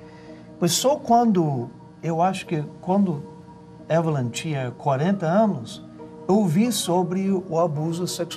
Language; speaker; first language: Portuguese; non-native, fluent; English